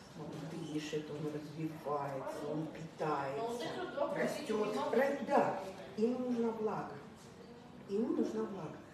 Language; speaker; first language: Russian; native; Russian